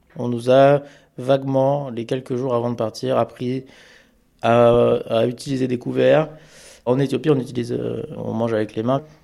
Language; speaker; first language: French; early bilingual, other home language; Amharic